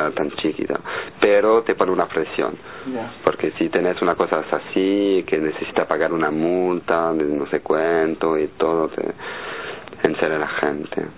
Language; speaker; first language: Spanish; non-native, learner; French